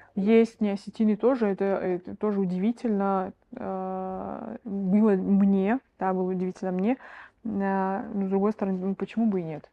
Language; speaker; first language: Russian; native; Russian